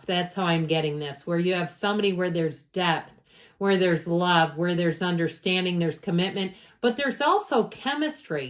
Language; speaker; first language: English; native; English